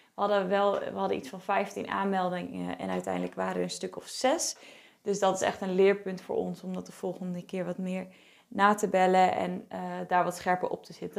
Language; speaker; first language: Dutch; native; Dutch